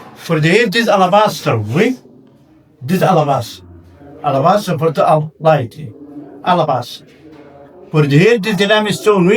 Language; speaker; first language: Dutch; non-native, learner; Arabic